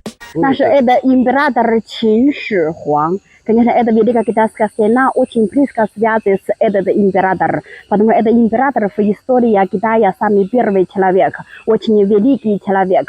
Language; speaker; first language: Russian; non-native, learner; Chinese